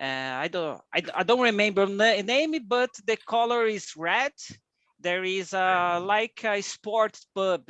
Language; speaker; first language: English; non-native, learner; Portuguese